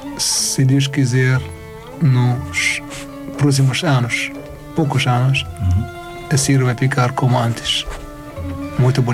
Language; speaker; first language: Portuguese; non-native, learner; Arabic